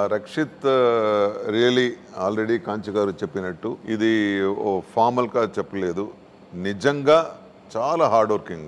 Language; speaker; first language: Telugu; non-native, fluent; Tamil